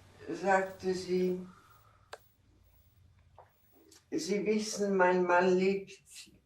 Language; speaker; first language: German; non-native, fluent; Czech